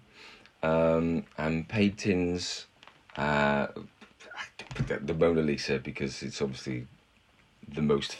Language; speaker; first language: English; native; English